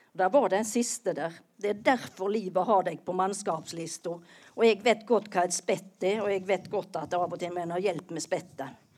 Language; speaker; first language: Norwegian; native; Norwegian